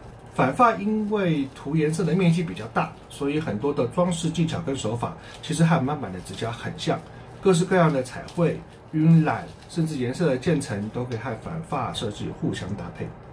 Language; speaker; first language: Chinese; native; Chinese